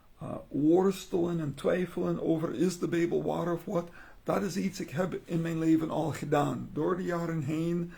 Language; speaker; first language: Dutch; non-native, learner; English